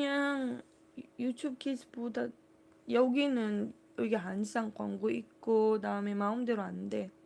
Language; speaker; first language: Korean; non-native, learner; Cebuano